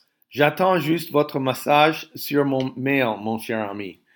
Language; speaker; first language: French; non-native, fluent; English